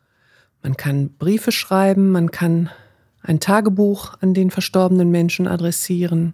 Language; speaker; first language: German; native; German